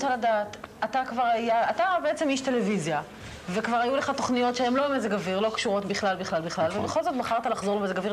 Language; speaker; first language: Hebrew; native; Hebrew